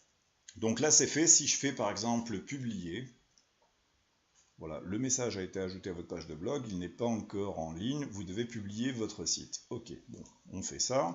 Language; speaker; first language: French; native; French